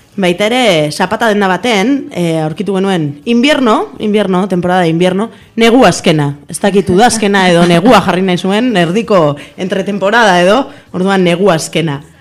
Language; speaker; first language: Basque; non-native, local second language; Spanish